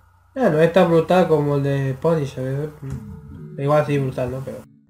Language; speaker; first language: Spanish; native; Spanish